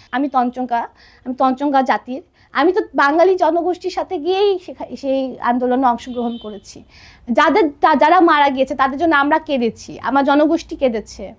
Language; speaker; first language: Bangla; non-native, local second language; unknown